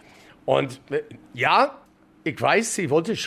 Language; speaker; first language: German; non-native, learner; English